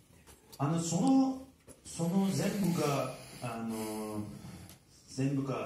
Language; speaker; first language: Japanese; non-native, learner; Turkish